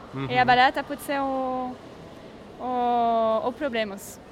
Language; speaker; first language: Portuguese; non-native, learner; French